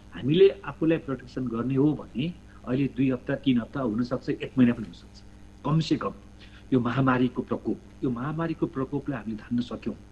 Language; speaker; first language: Nepali; native; Nepali